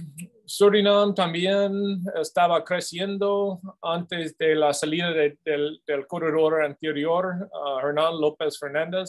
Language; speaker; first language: Spanish; non-native, fluent; English